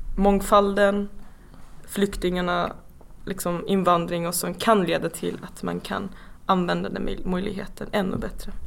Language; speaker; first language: Swedish; non-native, fluent; Persian